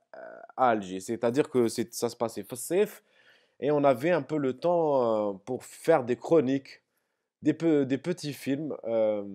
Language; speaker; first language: French; non-native, local second language; Arabic